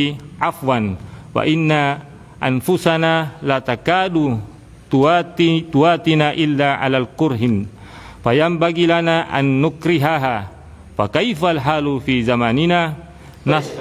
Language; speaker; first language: Arabic; non-native, fluent; Indonesian